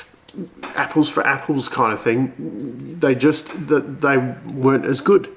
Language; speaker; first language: English; native; English